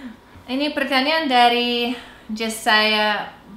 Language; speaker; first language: Indonesian; non-native, fluent; English